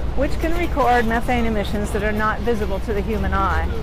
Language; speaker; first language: English; native; English